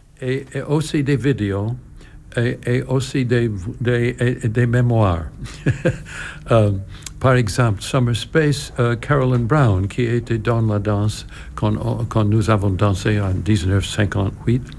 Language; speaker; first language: French; non-native, learner; English